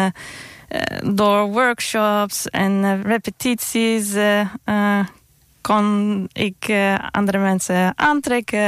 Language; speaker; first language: Dutch; non-native, fluent; Turkish